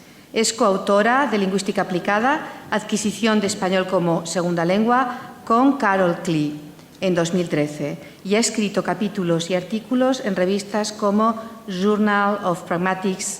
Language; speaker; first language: Spanish; native; Spanish